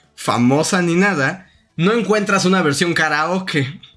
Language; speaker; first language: Spanish; native; Spanish